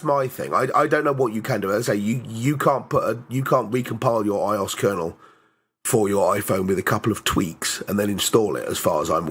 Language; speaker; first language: English; native; English